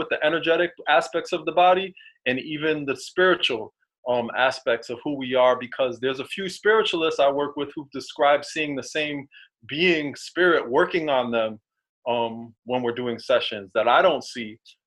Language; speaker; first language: English; native; English